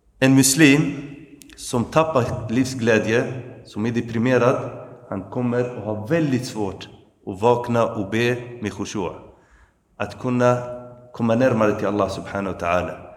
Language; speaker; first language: Swedish; early bilingual, other home language; Arabic